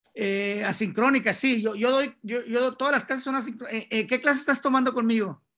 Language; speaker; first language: Spanish; native; Spanish